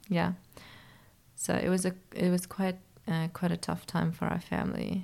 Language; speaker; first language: English; early bilingual, other home language; Persian